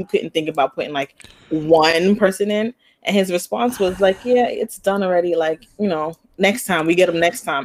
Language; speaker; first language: English; early bilingual, other home language; Spanish